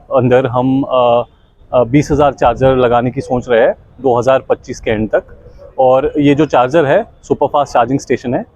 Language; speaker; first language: Hindi; native; Hindi